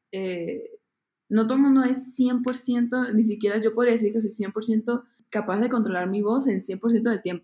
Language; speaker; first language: Spanish; native; Spanish